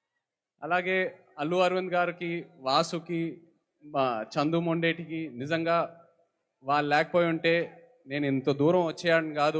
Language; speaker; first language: Telugu; native; Telugu